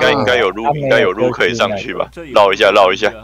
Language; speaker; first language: Chinese; native; Chinese